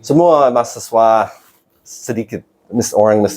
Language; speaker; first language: Indonesian; non-native, learner; English